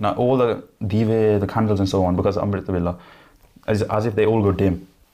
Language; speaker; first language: English; early bilingual, other home language; Punjabi